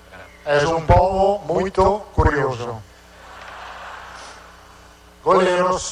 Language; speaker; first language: Spanish; non-native, fluent; Italian